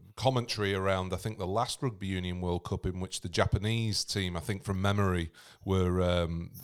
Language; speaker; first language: English; native; English